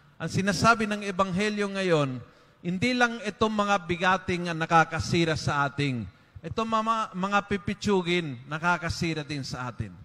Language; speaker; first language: Filipino; non-native, fluent; Spanish